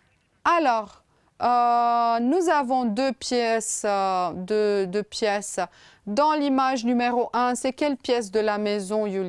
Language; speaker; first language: French; non-native, fluent; Romanian